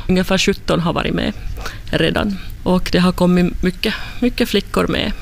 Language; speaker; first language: Swedish; non-native, fluent; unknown